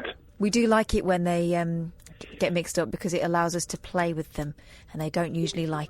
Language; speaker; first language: English; native; English